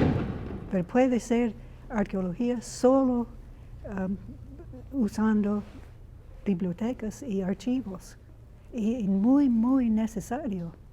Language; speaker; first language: Spanish; non-native, fluent; English